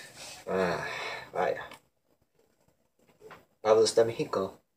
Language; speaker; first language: Spanish; early bilingual, heritage; Spanish